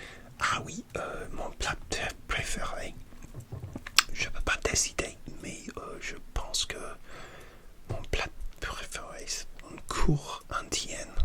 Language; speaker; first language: French; non-native, learner; English